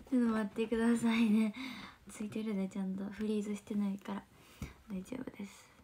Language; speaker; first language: Japanese; native; Japanese